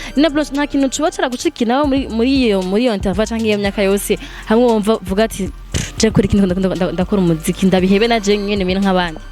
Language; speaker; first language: Rundi; native; Rundi